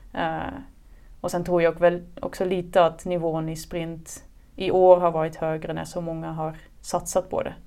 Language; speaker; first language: Swedish; non-native, fluent; Dutch